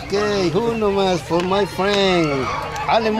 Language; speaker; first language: English; non-native, learner; Spanish